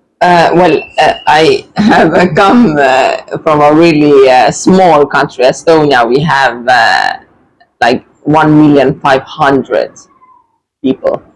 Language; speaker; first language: English; non-native, fluent; Estonian